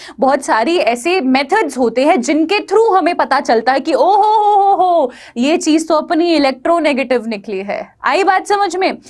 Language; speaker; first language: Hindi; native; Hindi